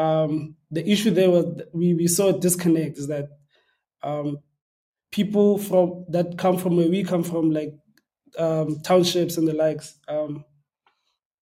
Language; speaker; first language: English; non-native, local second language; Xhosa